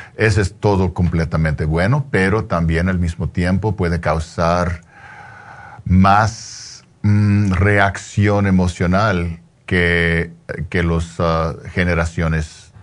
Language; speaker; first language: Spanish; early bilingual, heritage; Spanish